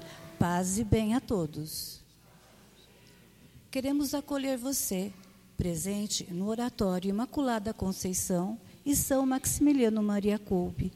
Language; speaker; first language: Portuguese; native; Portuguese